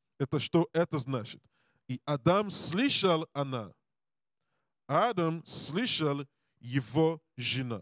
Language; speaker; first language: Russian; non-native, learner; English